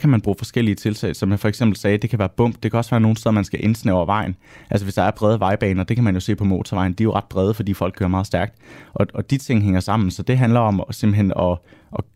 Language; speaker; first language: Danish; native; Danish